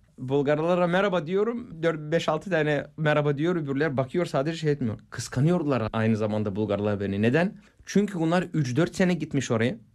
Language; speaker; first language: Turkish; non-native, fluent; Bulgarian